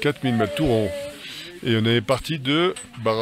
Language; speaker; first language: French; native; French